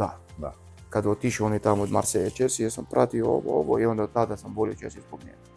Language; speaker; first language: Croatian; non-native, learner; Arabic